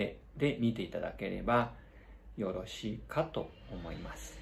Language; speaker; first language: Japanese; non-native, fluent; Chinese